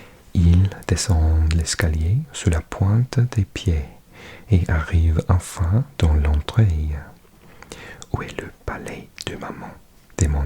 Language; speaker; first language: French; non-native, learner; English